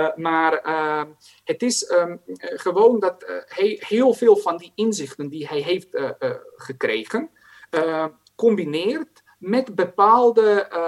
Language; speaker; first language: Dutch; non-native, fluent; Croatian